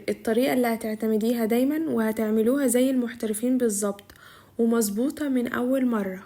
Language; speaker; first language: Arabic; native; Arabic